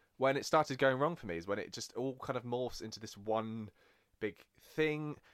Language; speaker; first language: English; native; English